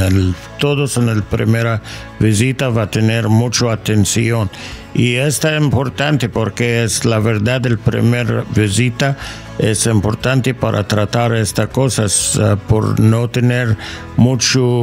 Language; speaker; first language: Spanish; non-native, learner; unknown